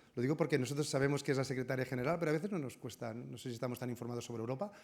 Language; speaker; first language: Spanish; non-native, local second language; Catalan